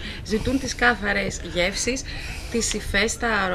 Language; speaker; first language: Greek; native; Greek